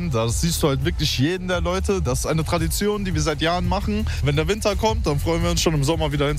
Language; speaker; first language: German; native; German